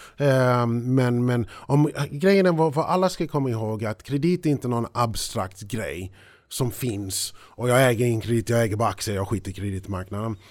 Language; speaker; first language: Swedish; early bilingual, heritage; English